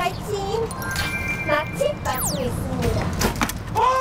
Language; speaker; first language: Korean; non-native, learner; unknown